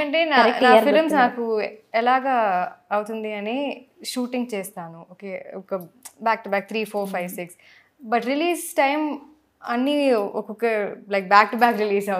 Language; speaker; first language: Telugu; non-native, local second language; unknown